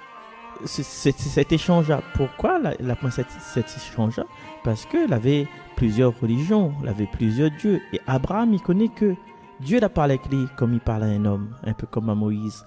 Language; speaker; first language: French; non-native, local second language; Malagasy